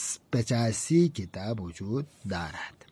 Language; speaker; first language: Persian; non-native, fluent; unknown